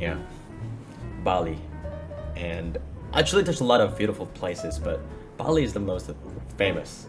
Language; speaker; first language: English; non-native, fluent; Indonesian